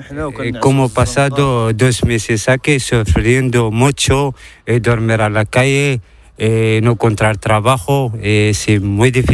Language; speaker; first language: Spanish; non-native, learner; Arabic